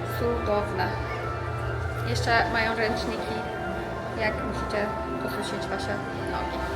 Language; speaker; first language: Polish; non-native, learner; Persian